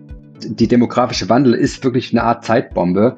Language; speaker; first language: German; native; German